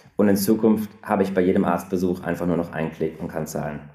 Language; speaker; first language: German; native; German